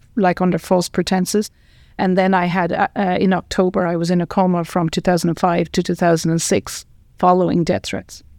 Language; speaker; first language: English; native; English